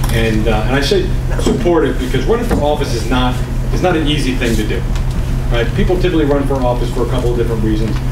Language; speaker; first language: English; native; English